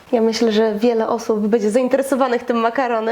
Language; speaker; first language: Polish; native; Polish